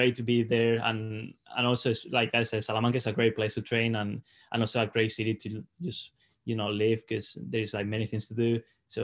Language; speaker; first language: English; non-native, fluent; Spanish